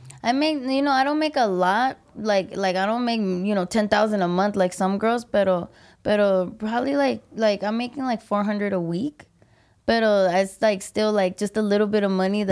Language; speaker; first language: English; early bilingual, other home language; Spanish